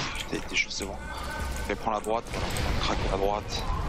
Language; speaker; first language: French; native; French